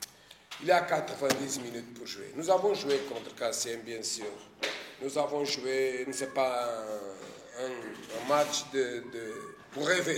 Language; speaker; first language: French; non-native, fluent; Portuguese